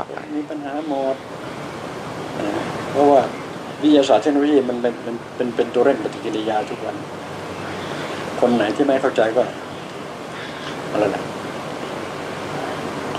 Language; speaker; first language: Thai; native; Thai